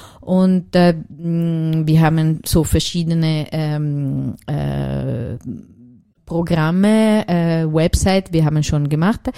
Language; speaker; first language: German; non-native, learner; Italian